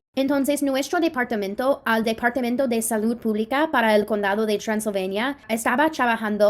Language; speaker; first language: Spanish; non-native, fluent; English